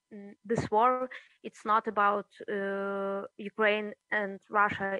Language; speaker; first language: English; early bilingual, other home language; Russian